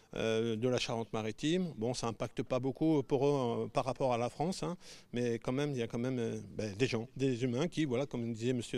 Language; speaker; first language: French; native; French